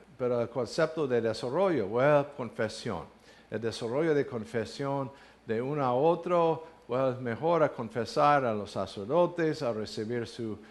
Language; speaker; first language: Spanish; non-native, learner; English